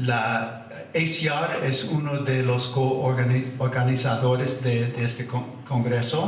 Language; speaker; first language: Spanish; non-native, fluent; English